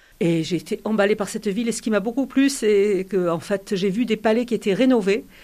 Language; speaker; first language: French; native; French